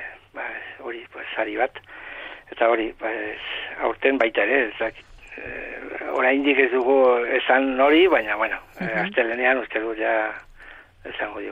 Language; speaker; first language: Basque; non-native, local second language; Spanish